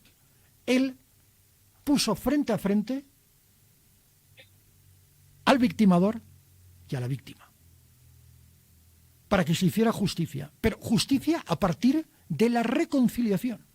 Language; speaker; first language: Spanish; native; Spanish